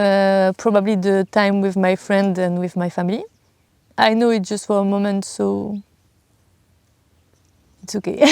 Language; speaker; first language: English; non-native, learner; French